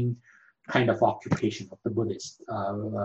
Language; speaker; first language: English; non-native, local second language; Gujarati